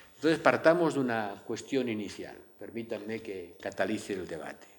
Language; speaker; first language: Spanish; native; Spanish